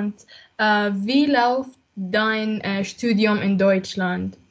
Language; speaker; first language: German; non-native, learner; Arabic